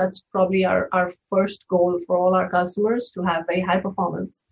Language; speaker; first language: English; non-native, local second language; Hindi